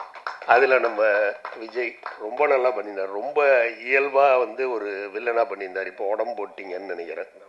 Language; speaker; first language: Tamil; native; Tamil